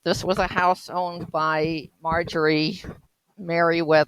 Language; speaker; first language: English; native; English